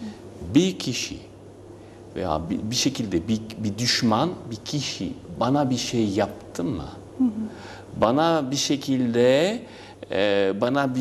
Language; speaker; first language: Turkish; non-native, learner; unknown